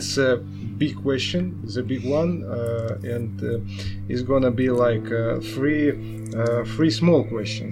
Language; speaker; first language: English; non-native, learner; Russian